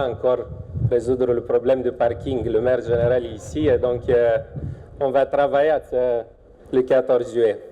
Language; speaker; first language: French; non-native, fluent; Romanian